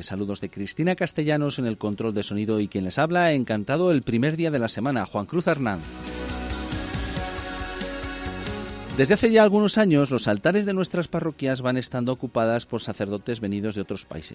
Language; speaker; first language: Spanish; native; Spanish